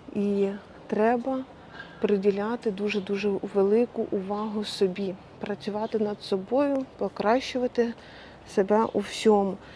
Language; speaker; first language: Ukrainian; non-native, local second language; Russian